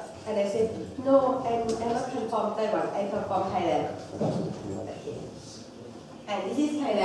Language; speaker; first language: English; non-native, local second language; Thai